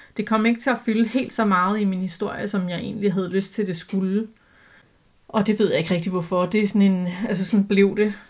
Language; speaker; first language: Danish; native; Danish